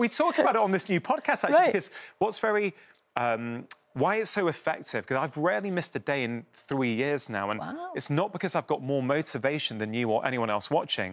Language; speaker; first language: English; native; English